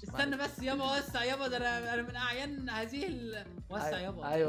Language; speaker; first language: Arabic; native; Arabic